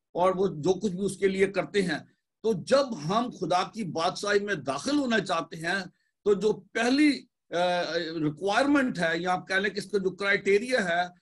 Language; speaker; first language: Urdu; native; Urdu